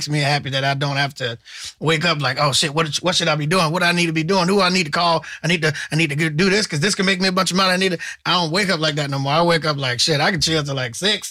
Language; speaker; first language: English; native; English